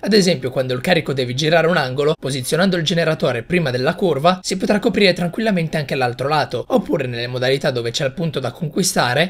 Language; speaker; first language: Italian; native; Italian